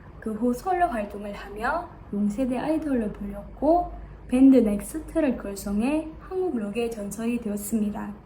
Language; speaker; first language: Korean; non-native, fluent; Indonesian